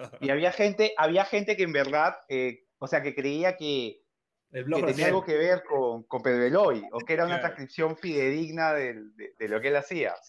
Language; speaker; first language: Spanish; native; Spanish